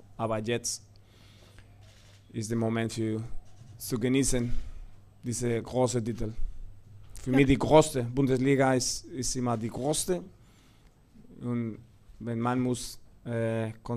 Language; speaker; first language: German; non-native, fluent; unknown